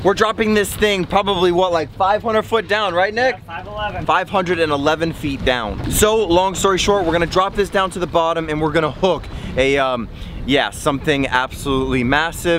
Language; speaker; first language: English; native; English